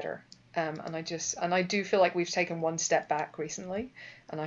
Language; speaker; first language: English; native; English